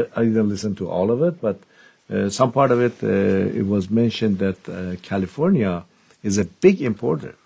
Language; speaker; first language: English; non-native, fluent; Persian